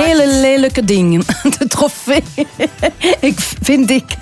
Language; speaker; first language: Dutch; non-native, local second language; French